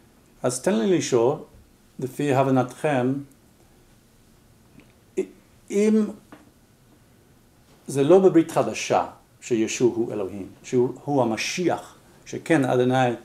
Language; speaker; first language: Hebrew; non-native, fluent; English